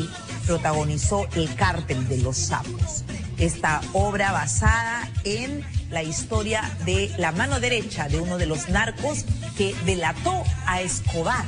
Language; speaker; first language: Spanish; native; Spanish